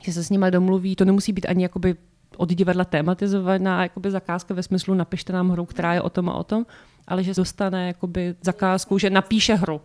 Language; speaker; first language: Czech; native; Czech